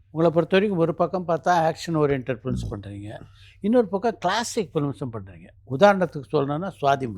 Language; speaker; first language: Tamil; native; Tamil